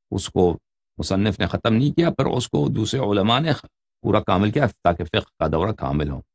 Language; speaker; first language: Urdu; non-native, fluent; Persian